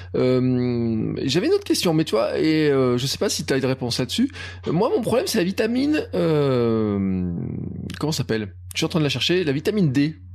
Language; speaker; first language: French; native; French